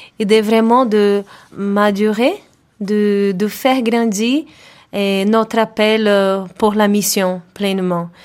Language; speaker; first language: French; non-native, fluent; Portuguese